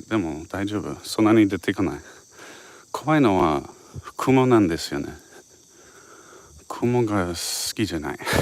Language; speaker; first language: Japanese; non-native, fluent; English